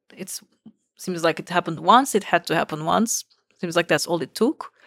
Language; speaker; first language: English; non-native, fluent; Turkish